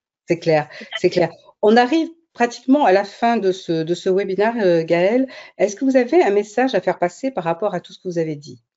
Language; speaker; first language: French; native; French